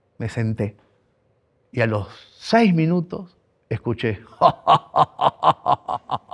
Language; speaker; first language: Spanish; native; Spanish